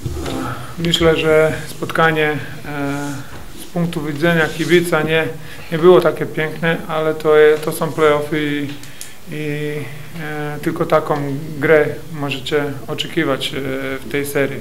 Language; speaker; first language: Polish; non-native, fluent; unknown